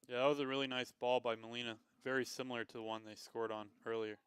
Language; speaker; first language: English; native; English